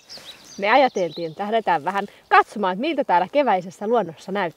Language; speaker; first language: Finnish; native; Finnish